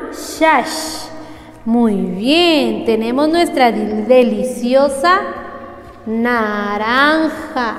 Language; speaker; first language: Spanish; non-native, local second language; Kaqchikel